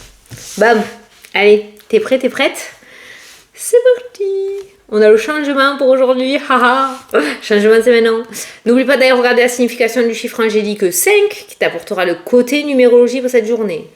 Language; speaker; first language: French; native; French